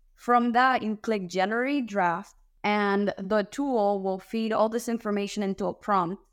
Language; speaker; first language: English; early bilingual, other home language; Spanish